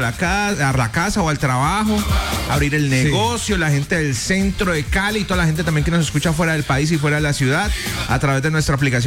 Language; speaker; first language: Spanish; native; Spanish